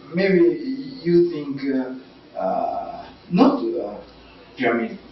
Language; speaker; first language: English; non-native, learner; Japanese